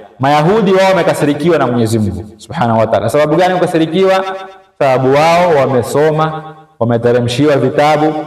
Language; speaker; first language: Swahili; native; Swahili